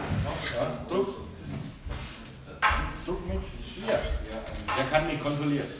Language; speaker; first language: German; non-native, learner; Thai